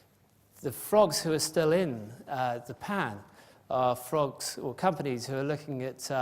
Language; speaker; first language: English; native; English